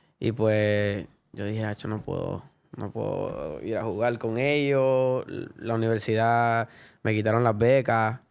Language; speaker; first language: Spanish; early bilingual, other home language; English